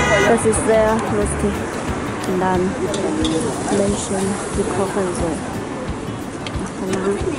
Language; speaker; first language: German; non-native, learner; Chinese